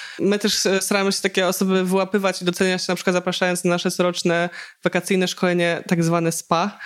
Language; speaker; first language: Polish; native; Polish